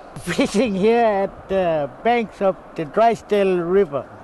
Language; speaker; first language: English; native; English